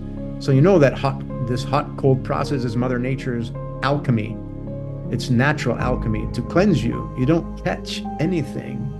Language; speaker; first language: English; native; English